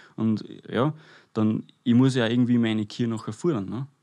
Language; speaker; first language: German; native; German